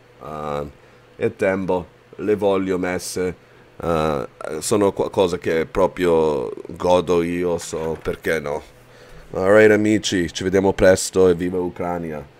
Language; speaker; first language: Italian; early bilingual, heritage; Italian